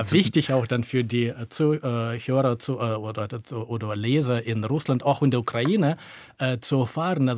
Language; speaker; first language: German; native; German